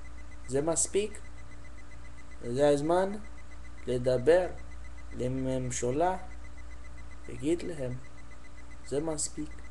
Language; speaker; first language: Hebrew; non-native, learner; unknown